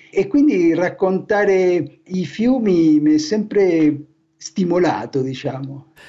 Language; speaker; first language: Italian; non-native, fluent; Spanish